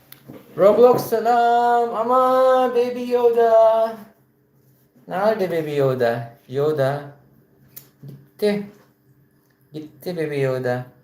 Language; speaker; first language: Turkish; non-native, learner; Filipino